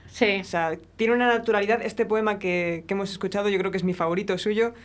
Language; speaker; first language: Spanish; native; Spanish